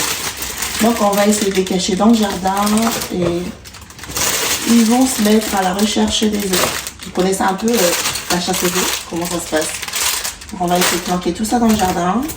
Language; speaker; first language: French; native; French